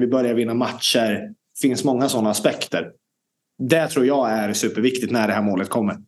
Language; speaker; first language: Swedish; native; Swedish